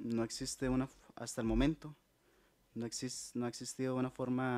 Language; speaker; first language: Spanish; native; Spanish